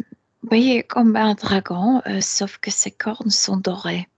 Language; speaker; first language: French; non-native, fluent; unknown